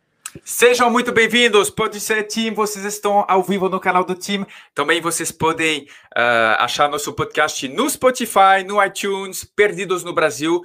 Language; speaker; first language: Portuguese; non-native, fluent; French